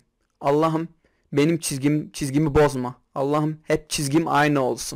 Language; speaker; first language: Turkish; non-native, local second language; Kurdish